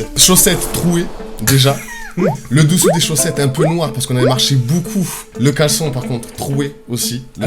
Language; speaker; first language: French; native; French